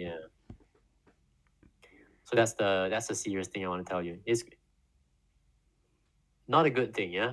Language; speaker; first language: English; non-native, local second language; Indonesian